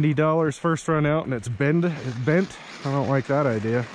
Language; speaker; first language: English; native; English